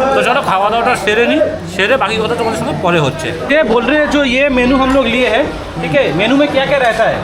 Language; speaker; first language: Hindi; non-native, local second language; Bangla